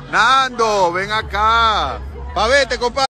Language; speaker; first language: Spanish; native; Spanish